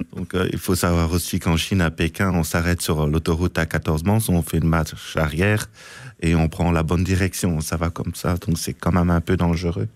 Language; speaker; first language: French; native; French